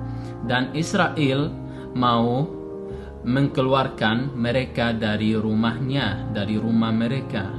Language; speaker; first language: Indonesian; non-native, learner; Arabic